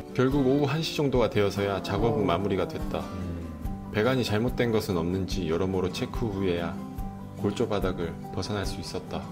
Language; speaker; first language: Korean; native; Korean